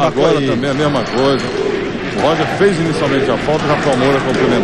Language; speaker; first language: Portuguese; native; Portuguese